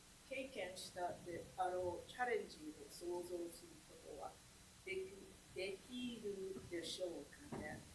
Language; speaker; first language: Japanese; early bilingual, heritage; Japanese